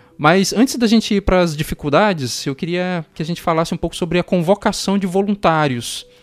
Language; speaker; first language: Portuguese; native; Portuguese